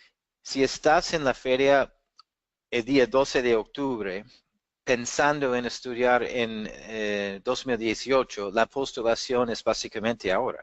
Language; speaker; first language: Spanish; non-native, fluent; English